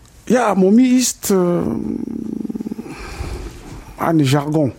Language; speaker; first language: German; non-native, learner; Lingala